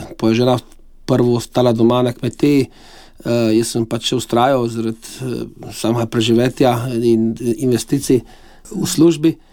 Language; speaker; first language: Slovenian; native; Slovenian